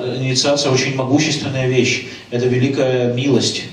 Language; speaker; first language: Russian; native; Russian